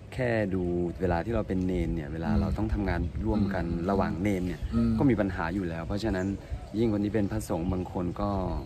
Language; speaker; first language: Thai; non-native, local second language; Akha